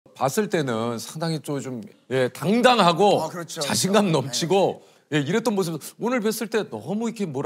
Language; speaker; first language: Korean; native; Korean